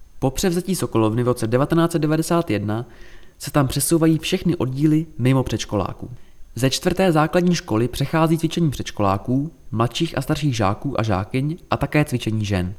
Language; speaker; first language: Czech; native; Czech